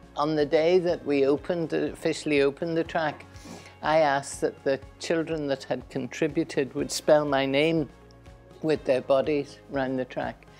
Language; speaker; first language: English; native; English